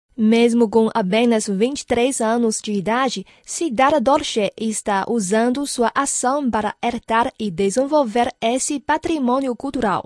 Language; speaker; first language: Portuguese; non-native, fluent; Chinese